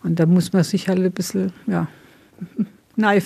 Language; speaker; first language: German; native; German